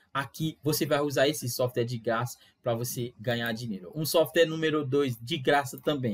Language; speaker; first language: Portuguese; non-native, fluent; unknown